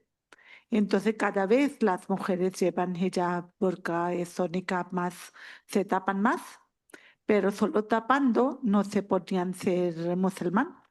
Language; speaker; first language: Spanish; non-native, learner; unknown